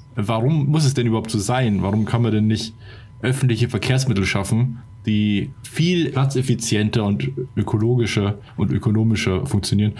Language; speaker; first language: German; early bilingual, other home language; Polish